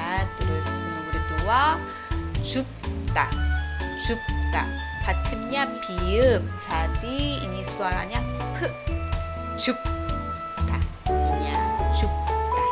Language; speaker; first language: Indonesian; non-native, learner; Korean